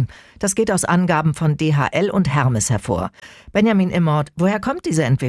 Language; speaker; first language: German; native; German